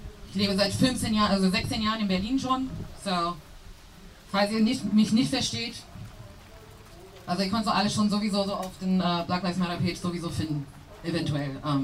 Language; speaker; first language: German; non-native, fluent; English